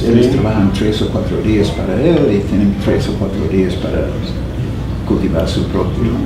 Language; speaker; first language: Spanish; non-native, fluent; English